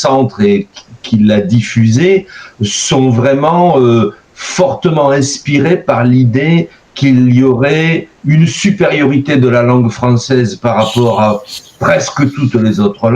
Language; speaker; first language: French; native; French